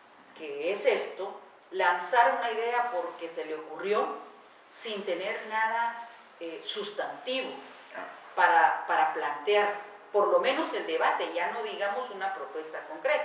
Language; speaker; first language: Spanish; native; Spanish